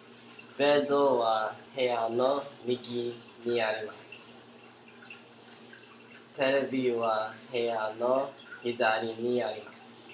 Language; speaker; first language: Japanese; non-native, learner; English